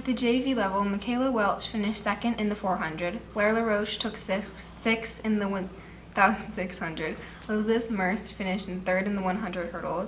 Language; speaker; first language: English; native; English